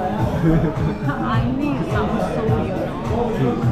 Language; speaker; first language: English; non-native, learner; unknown